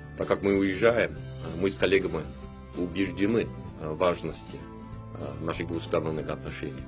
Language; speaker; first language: Russian; non-native, fluent; English